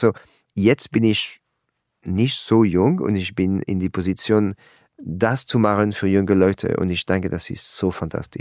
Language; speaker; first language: German; non-native, learner; French